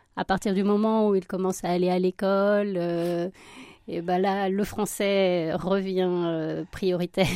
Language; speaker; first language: French; early bilingual, other home language; Spanish